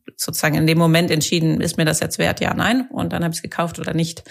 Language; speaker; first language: German; native; German